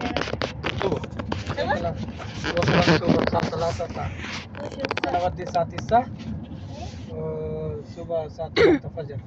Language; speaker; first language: Arabic; non-native, learner; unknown